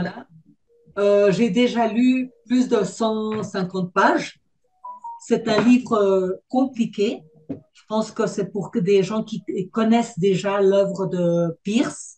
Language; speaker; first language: French; non-native, fluent; Spanish